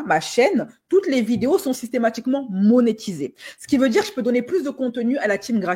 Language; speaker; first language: French; native; French